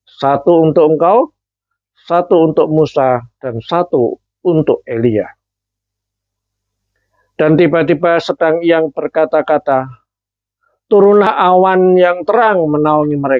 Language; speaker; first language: Indonesian; native; Indonesian